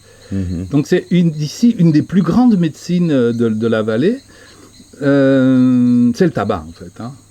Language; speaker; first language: French; native; French